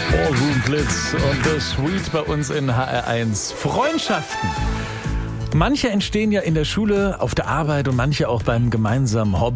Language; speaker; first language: German; native; German